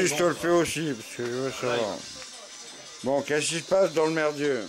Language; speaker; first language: French; native; French